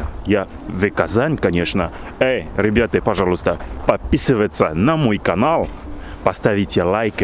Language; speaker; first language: Russian; non-native, learner; French